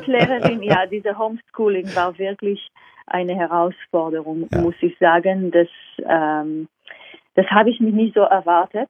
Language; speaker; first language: German; non-native, fluent; Hebrew